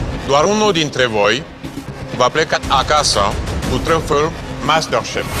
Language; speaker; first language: Romanian; non-native, learner; French